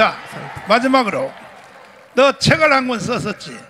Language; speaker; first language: Korean; native; Korean